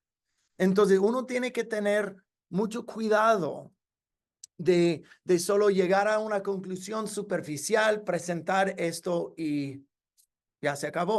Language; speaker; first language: Spanish; non-native, fluent; English